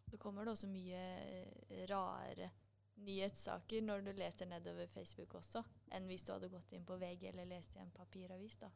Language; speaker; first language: Norwegian; native; Norwegian